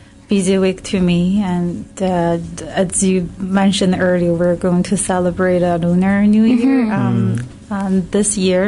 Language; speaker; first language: English; non-native, learner; Chinese